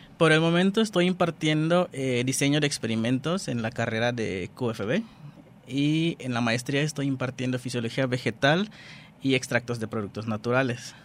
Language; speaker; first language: Spanish; non-native, fluent; Dutch